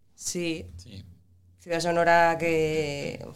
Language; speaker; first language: Spanish; native; Spanish